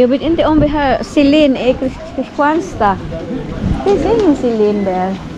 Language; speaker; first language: Swedish; non-native, learner; Cebuano